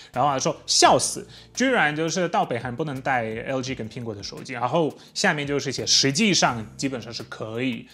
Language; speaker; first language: Chinese; non-native, fluent; Polish